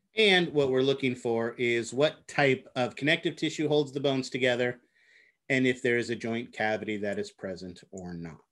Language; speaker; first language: English; native; English